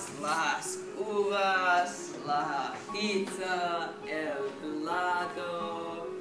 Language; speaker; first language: Spanish; non-native, learner; English